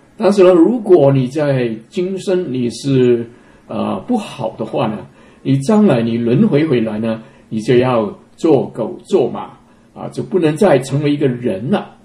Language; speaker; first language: Chinese; non-native, local second language; Cantonese